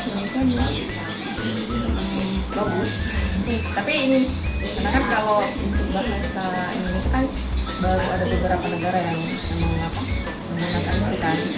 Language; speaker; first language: Indonesian; non-native, local second language; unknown